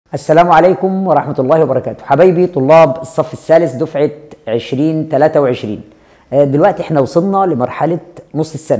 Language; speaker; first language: Arabic; native; Arabic